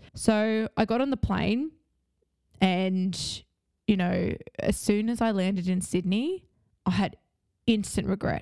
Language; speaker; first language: English; native; English